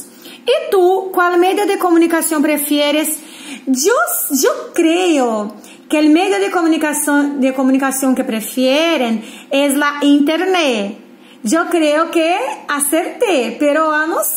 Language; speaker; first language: Spanish; non-native, fluent; Portuguese